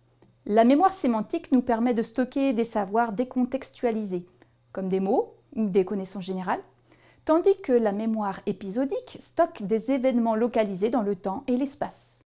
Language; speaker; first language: French; native; French